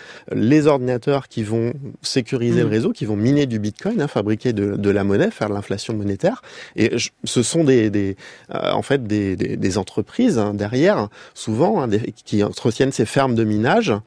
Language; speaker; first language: French; native; French